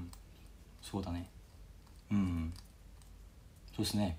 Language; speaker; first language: Japanese; non-native, learner; Korean